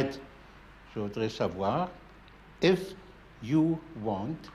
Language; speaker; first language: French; non-native, fluent; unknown